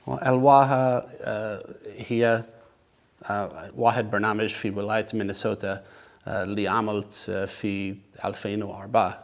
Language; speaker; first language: Arabic; non-native, learner; English